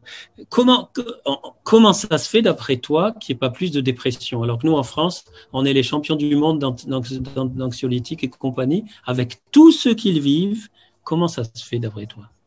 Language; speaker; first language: French; native; French